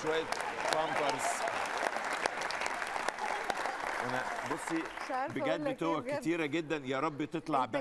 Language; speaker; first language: Arabic; native; Arabic